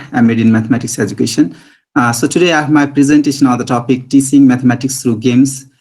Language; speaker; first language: English; non-native, local second language; Nepali